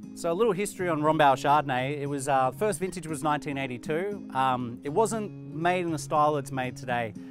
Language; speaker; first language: English; native; English